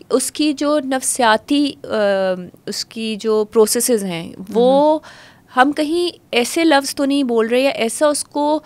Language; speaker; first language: Urdu; native; Urdu